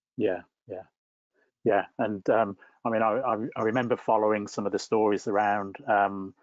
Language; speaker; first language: English; native; English